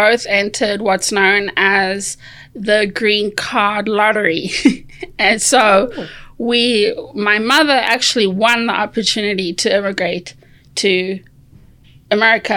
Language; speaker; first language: English; native; English